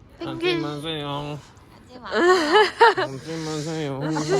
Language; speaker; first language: Korean; non-native, learner; German